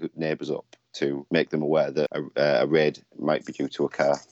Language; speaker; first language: English; native; English